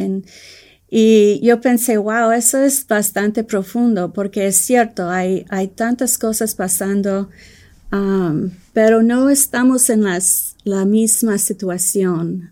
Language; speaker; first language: Spanish; early bilingual, heritage; English